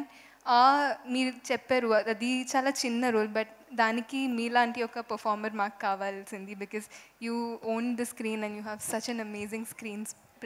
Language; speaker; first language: Telugu; non-native, fluent; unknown